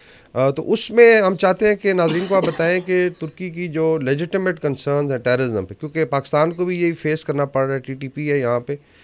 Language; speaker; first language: Urdu; native; Urdu